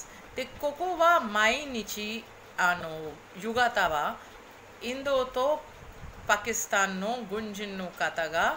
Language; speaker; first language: Japanese; non-native, fluent; Hindi